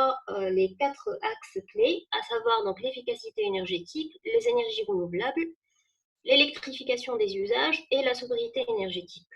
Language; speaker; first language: French; non-native, local second language; Arabic